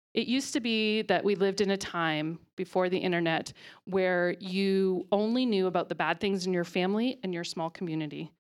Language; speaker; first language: English; native; English